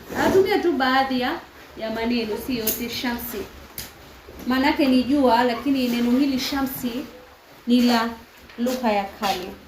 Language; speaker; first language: Swahili; non-native, local second language; Kamba